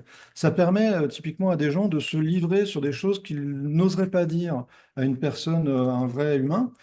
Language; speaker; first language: French; native; French